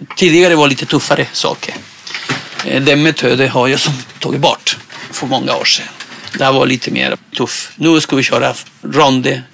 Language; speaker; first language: Swedish; non-native, fluent; Spanish